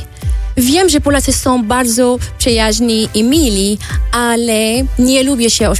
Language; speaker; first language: Polish; non-native, learner; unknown